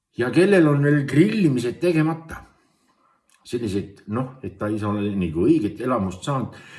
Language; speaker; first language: Estonian; native; Estonian